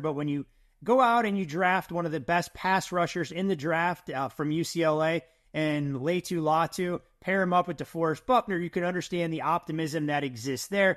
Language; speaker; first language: English; native; English